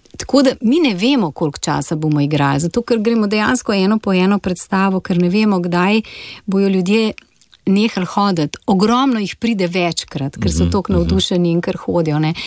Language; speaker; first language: Slovenian; native; Slovenian